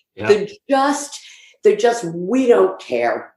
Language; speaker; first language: English; early bilingual, other home language; Swedish